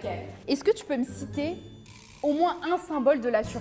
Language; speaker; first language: French; native; French